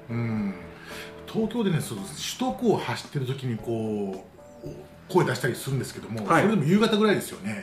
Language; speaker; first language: Japanese; native; Japanese